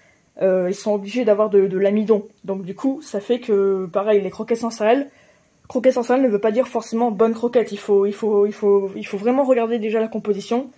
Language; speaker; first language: French; native; French